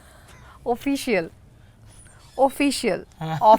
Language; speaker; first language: Telugu; non-native, learner; Bangla